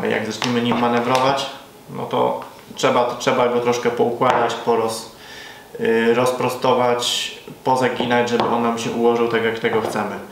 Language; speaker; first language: Polish; native; Polish